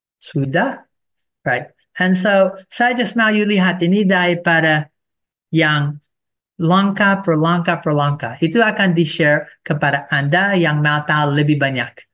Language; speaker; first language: Indonesian; non-native, fluent; English